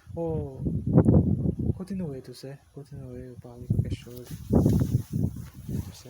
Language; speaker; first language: French; non-native, learner; Portuguese